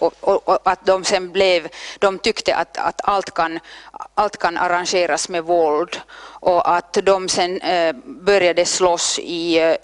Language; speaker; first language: Swedish; non-native, local second language; Finnish